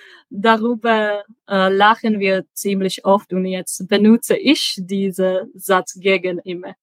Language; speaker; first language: German; non-native, learner; Czech